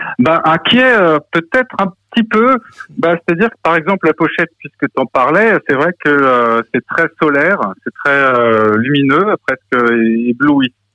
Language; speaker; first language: French; early bilingual, other home language; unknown